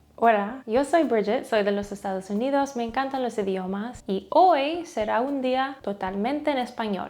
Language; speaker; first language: Spanish; non-native, learner; English